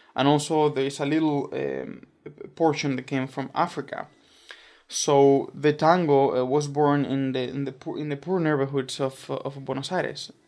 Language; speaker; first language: English; non-native, fluent; Spanish